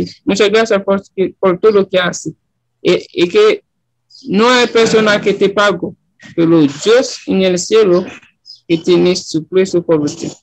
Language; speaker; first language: Spanish; non-native, learner; Haitian Creole